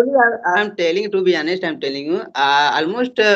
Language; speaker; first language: English; non-native, learner; Hindi